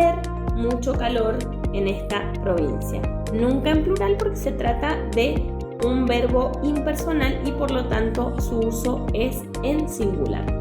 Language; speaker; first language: Spanish; native; Spanish